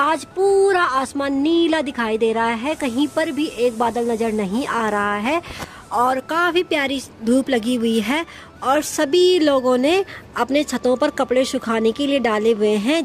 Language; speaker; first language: Hindi; native; Hindi